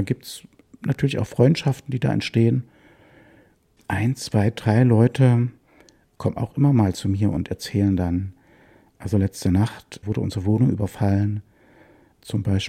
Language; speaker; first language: German; native; German